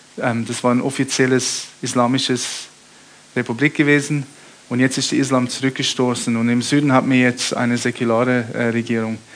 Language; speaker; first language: German; early bilingual, heritage; German